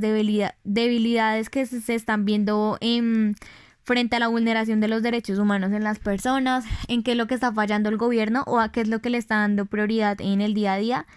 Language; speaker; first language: Spanish; native; Spanish